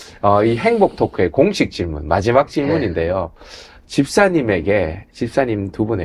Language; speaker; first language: Korean; native; Korean